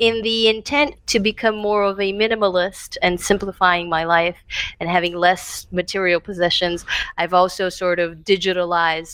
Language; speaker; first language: English; non-native, fluent; Portuguese